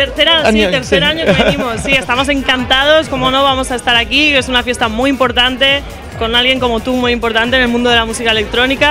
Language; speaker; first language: Spanish; native; Spanish